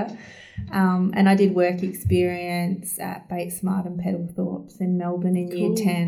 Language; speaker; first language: English; native; English